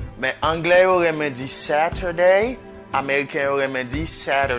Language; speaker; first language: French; non-native, local second language; Haitian Creole